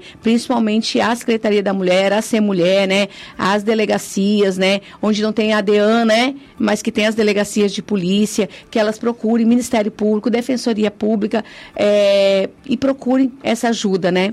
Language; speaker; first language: Portuguese; native; Portuguese